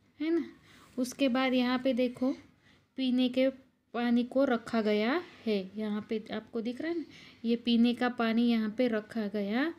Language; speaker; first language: Hindi; non-native, local second language; Marathi